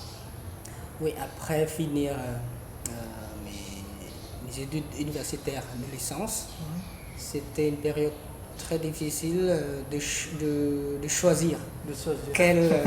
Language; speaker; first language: French; non-native, fluent; Khmer